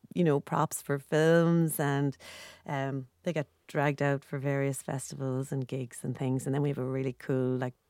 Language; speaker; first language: English; non-native, local second language; Irish